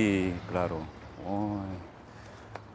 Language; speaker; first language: Spanish; non-native, learner; Korean